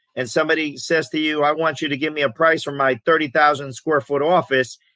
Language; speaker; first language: English; early bilingual, other home language; Greek